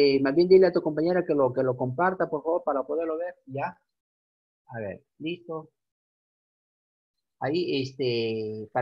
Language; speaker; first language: Spanish; native; Spanish